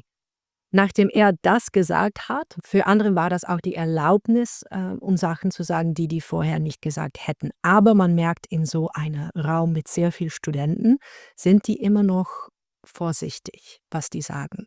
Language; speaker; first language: German; non-native, learner; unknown